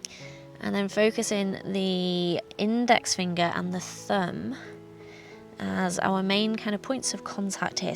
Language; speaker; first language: English; native; English